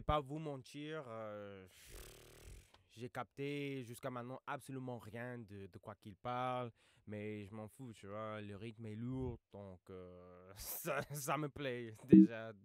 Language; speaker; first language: French; non-native, fluent; English